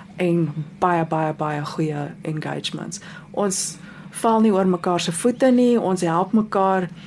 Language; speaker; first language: Afrikaans; native; Afrikaans